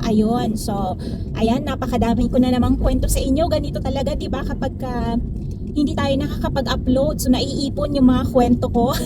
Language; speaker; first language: Filipino; native; Filipino